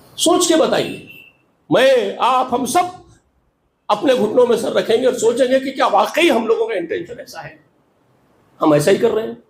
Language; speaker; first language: Urdu; native; Urdu